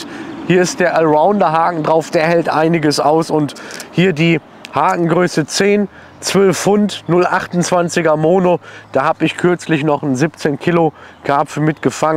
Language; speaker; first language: German; native; German